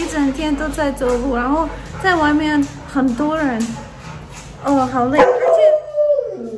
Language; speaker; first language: Chinese; non-native, fluent; Russian